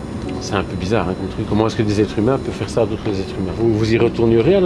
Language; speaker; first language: French; native; French